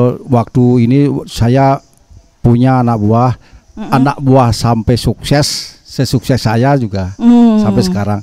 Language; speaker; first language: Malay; non-native, local second language; Balinese